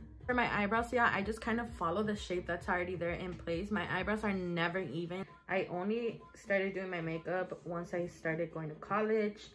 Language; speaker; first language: English; early bilingual, other home language; Spanish